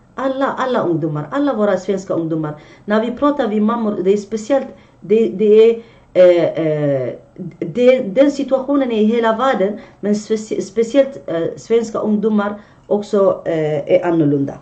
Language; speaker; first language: Swedish; non-native, fluent; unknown